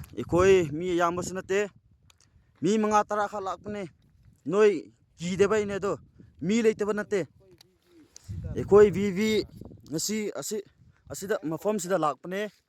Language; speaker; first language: Manipuri; non-native, local second language; Thado Chin